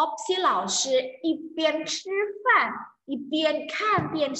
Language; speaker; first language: Chinese; non-native, fluent; Indonesian